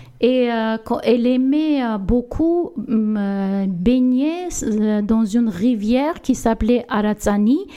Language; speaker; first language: French; non-native, learner; Armenian